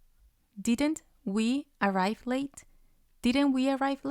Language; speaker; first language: English; non-native, fluent; Spanish